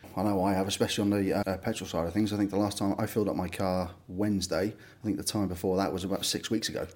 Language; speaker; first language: English; native; English